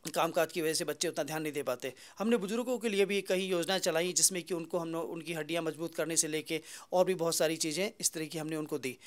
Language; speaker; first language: Hindi; native; Hindi